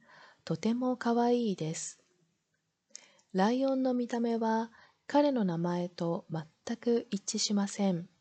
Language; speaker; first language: Japanese; non-native, learner; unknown